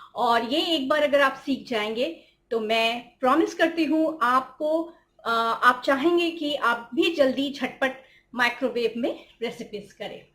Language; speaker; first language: Hindi; non-native, local second language; Bangla